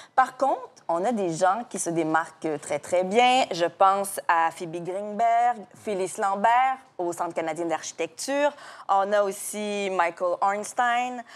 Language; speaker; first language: French; native; French